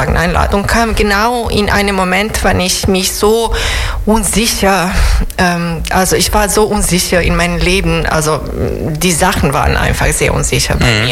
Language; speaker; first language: German; non-native, fluent; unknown